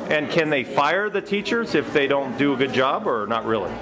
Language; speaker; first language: English; native; English